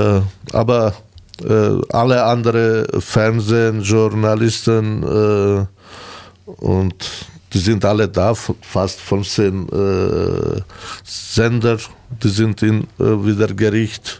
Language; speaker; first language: German; non-native, learner; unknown